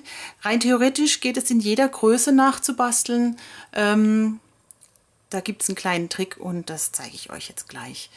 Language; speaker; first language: German; native; German